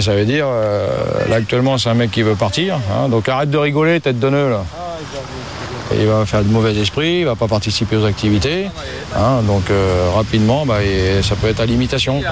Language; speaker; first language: French; native; French